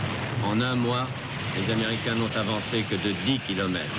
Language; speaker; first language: French; native; French